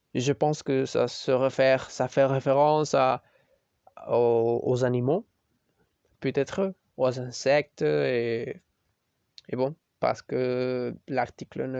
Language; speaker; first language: French; non-native, learner; Spanish